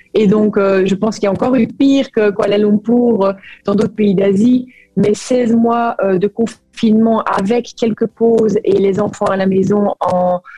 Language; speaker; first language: French; native; French